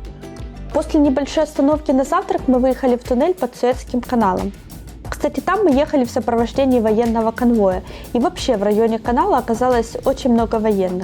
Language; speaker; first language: Russian; native; Russian